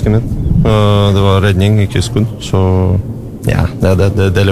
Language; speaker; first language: Norwegian; non-native, learner; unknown